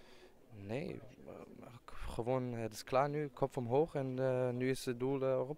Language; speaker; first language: Dutch; non-native, fluent; German